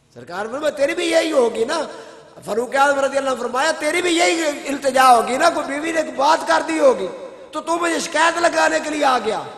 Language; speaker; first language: Urdu; non-native, local second language; Punjabi